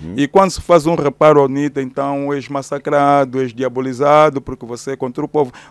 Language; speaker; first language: Portuguese; native; Portuguese